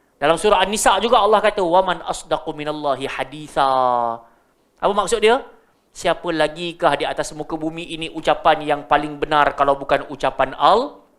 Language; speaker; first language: Malay; native; Malay